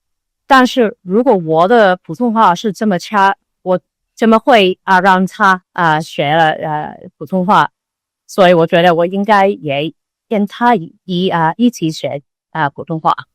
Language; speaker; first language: Chinese; non-native, learner; Cantonese